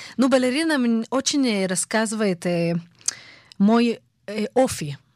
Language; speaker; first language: Russian; early bilingual, heritage; Hebrew